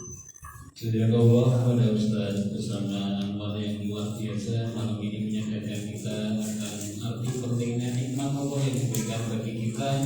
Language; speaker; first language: Indonesian; native; Indonesian